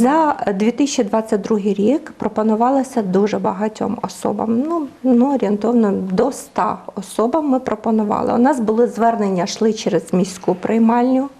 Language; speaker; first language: Ukrainian; native; Ukrainian